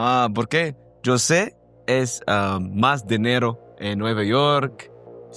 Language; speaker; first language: Spanish; non-native, learner; Arabic